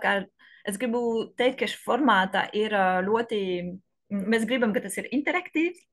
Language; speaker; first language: Latvian; non-native, learner; French